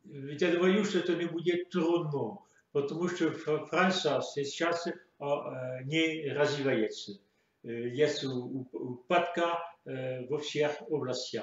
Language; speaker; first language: Russian; non-native, fluent; French